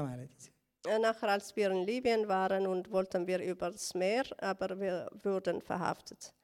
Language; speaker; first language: German; non-native, learner; Tigrinya